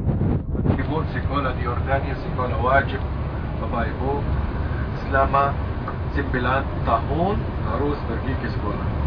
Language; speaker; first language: Indonesian; non-native, fluent; Arabic